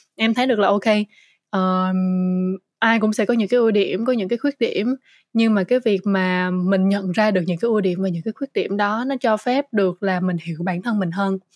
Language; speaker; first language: Vietnamese; native; Vietnamese